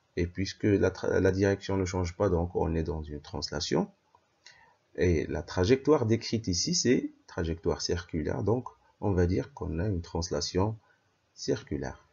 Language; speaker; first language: French; non-native, local second language; Arabic